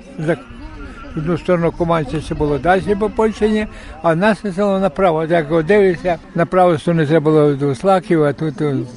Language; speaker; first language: Ukrainian; native; Ukrainian